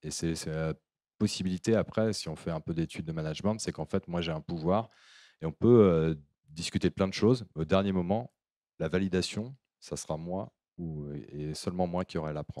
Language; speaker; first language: French; native; French